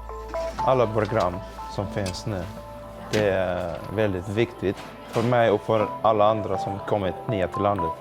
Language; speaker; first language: Swedish; non-native, fluent; Arabic